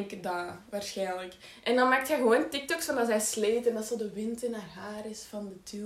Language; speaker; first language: Dutch; native; Dutch